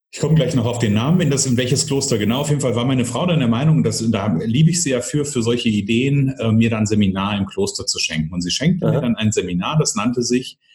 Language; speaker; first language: German; native; German